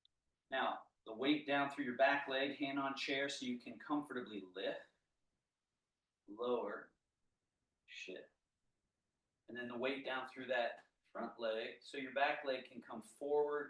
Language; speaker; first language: English; native; English